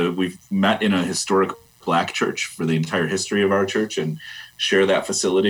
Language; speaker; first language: English; native; English